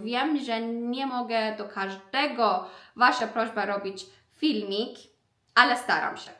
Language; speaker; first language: Polish; non-native, learner; Persian